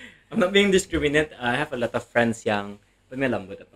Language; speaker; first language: English; non-native, local second language; Malay